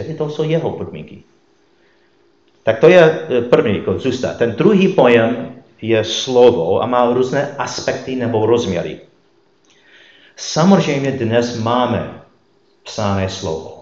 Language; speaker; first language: Czech; non-native, fluent; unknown